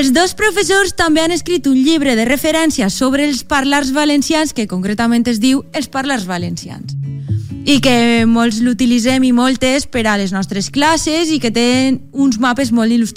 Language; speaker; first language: Catalan; native; Catalan